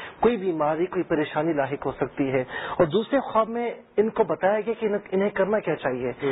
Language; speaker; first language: Urdu; native; Urdu